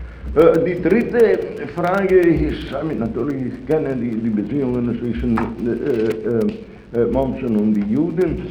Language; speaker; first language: German; non-native, fluent; Italian